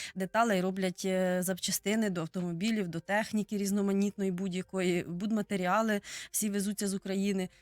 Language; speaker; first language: Ukrainian; native; Ukrainian